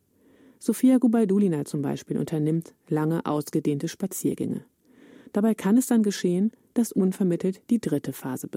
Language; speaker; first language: German; native; German